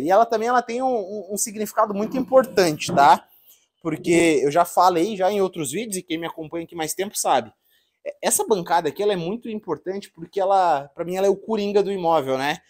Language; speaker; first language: Portuguese; native; Portuguese